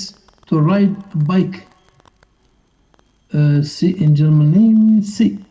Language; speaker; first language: English; non-native, learner; Arabic